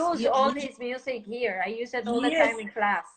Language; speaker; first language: English; non-native, fluent; Spanish